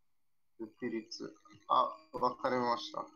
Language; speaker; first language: Japanese; non-native, learner; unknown